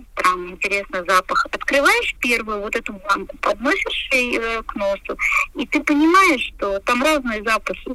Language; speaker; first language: Russian; native; Russian